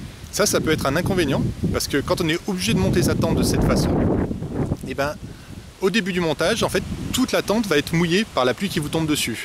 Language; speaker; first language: French; native; French